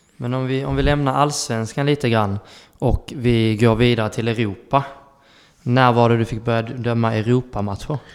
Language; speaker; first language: Swedish; native; Swedish